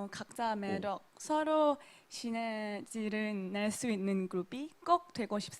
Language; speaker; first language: Korean; non-native, local second language; Thai